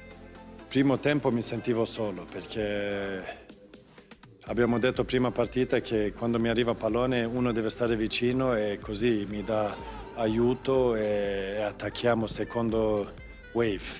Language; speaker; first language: Italian; non-native, fluent; Swedish